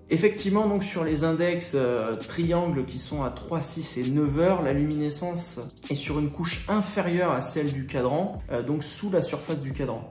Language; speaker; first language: French; native; French